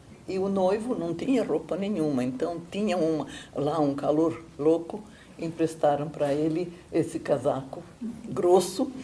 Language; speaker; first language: Portuguese; non-native, fluent; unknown